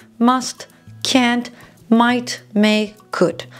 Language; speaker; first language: English; non-native, fluent; Turkish